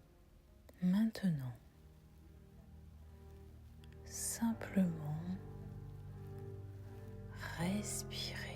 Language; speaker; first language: French; native; French